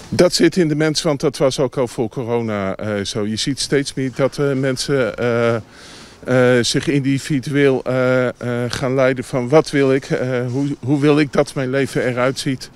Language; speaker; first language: Dutch; native; Dutch